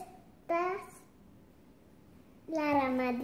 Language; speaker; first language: Spanish; early bilingual, other home language; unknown